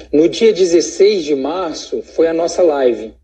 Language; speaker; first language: Portuguese; native; Portuguese